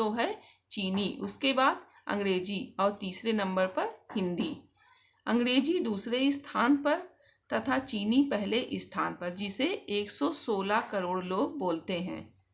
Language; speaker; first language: Hindi; native; Hindi